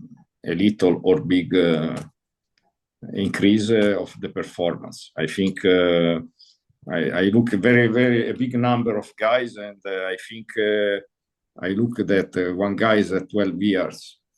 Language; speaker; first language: English; non-native, learner; Italian